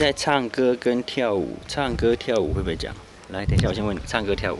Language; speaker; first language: Chinese; native; Chinese